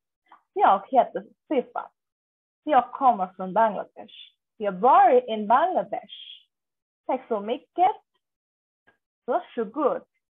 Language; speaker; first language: Swedish; non-native, learner; Bangla